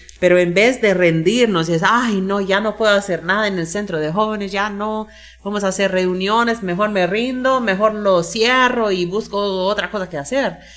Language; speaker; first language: Spanish; non-native, fluent; English